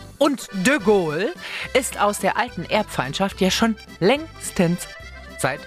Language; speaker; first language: German; native; German